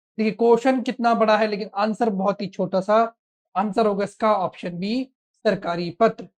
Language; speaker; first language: Hindi; native; Hindi